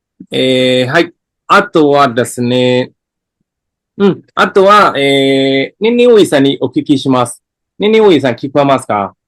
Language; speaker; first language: Japanese; non-native, fluent; Burmese